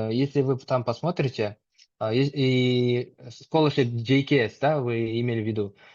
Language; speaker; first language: Russian; non-native, local second language; Kazakh